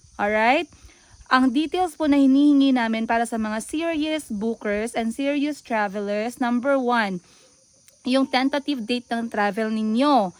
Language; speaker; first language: Filipino; non-native, local second language; Cebuano